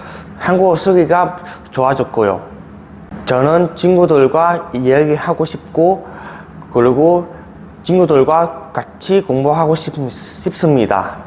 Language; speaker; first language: Korean; non-native, learner; Vietnamese